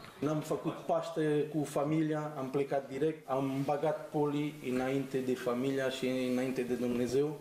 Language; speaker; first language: Romanian; non-native, learner; Portuguese